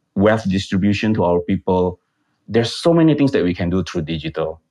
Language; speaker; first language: English; non-native, fluent; Indonesian